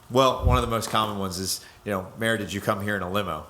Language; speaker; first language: English; native; English